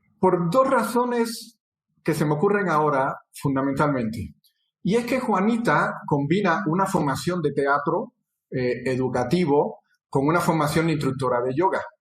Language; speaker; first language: Spanish; native; Spanish